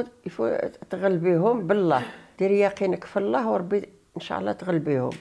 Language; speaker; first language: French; non-native, learner; Arabic